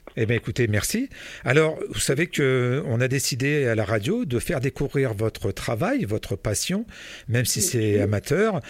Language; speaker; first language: French; native; French